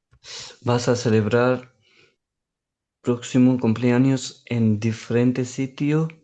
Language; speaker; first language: Spanish; non-native, learner; Urdu